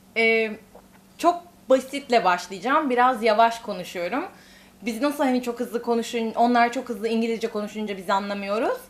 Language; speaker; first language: Turkish; native; Turkish